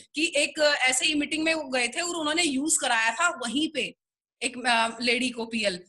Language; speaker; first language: Hindi; native; Hindi